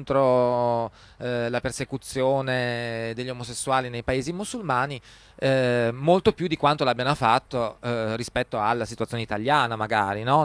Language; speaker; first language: Italian; native; Italian